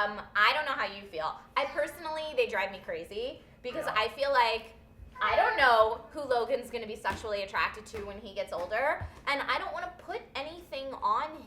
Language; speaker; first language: English; native; English